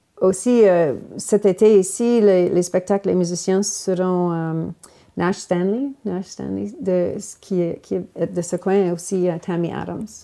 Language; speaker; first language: French; non-native, local second language; English